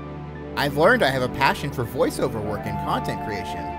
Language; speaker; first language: English; native; English